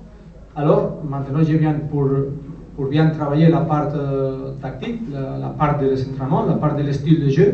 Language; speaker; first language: French; non-native, learner; Spanish